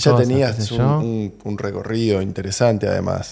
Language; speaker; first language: Spanish; native; Spanish